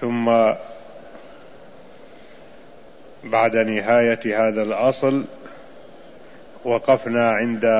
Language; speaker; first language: Arabic; native; Arabic